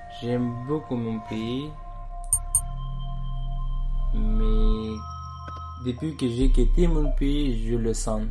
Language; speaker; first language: French; non-native, learner; Persian